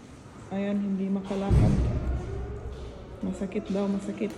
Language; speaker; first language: Filipino; non-native, learner; German